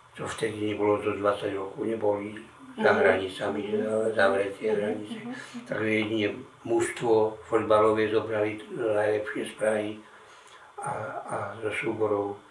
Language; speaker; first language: Slovak; native; Slovak